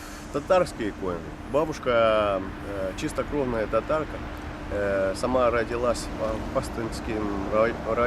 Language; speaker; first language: Russian; early bilingual, heritage; Dutch